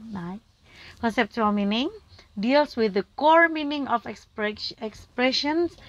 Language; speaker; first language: English; non-native, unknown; Indonesian